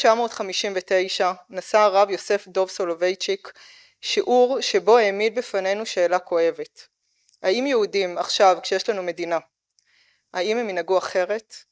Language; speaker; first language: Hebrew; native; Hebrew